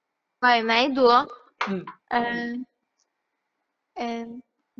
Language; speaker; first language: Chinese; non-native, learner; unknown